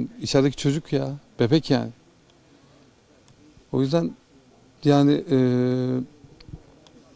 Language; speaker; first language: Turkish; native; Turkish